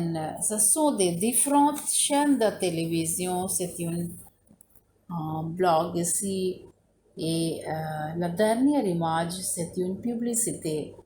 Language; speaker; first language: French; non-native, learner; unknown